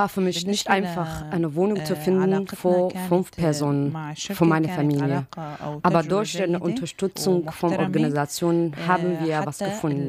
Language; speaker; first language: German; non-native, learner; Arabic